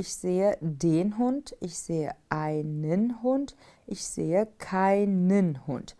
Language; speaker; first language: German; non-native, fluent; Turkish